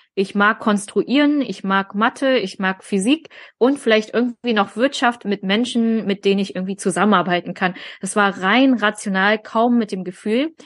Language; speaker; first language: German; early bilingual, other home language; Vietnamese